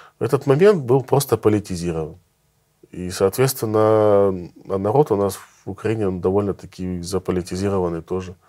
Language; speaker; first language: Russian; native; Russian